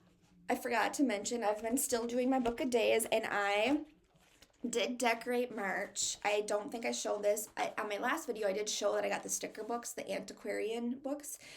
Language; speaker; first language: English; native; English